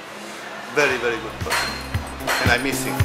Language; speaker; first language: English; non-native, learner; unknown